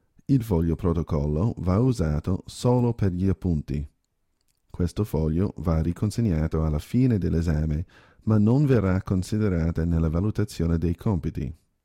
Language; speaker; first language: Italian; native; Italian